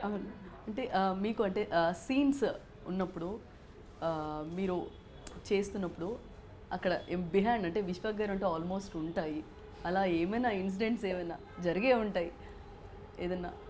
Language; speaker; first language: Telugu; native; Telugu